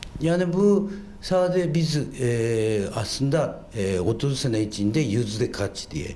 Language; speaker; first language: Turkish; non-native, fluent; Japanese